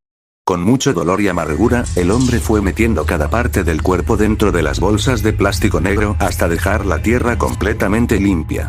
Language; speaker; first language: Spanish; native; Spanish